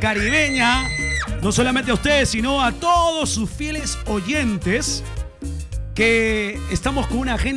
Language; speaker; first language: Spanish; native; Spanish